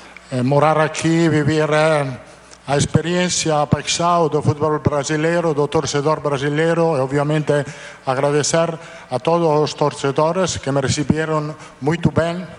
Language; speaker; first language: Portuguese; non-native, learner; Italian